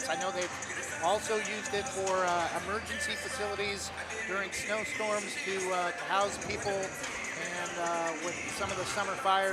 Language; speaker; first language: English; native; English